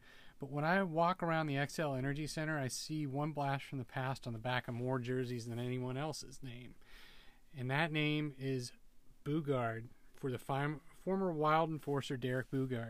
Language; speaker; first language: English; native; English